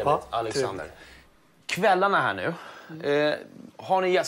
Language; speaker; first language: Swedish; native; Swedish